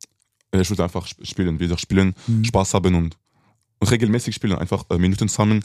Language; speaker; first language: German; non-native, local second language; French